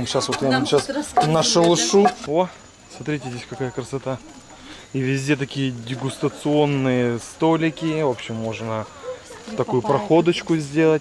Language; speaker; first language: Russian; native; Russian